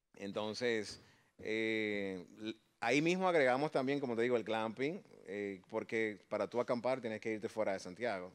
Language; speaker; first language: Spanish; native; Spanish